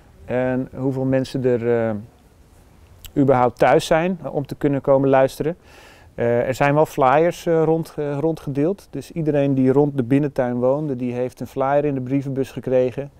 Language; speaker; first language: Dutch; native; Dutch